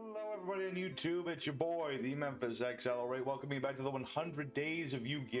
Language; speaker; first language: English; native; English